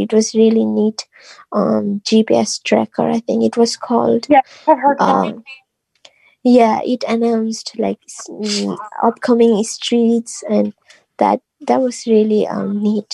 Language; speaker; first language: English; non-native, local second language; Nepali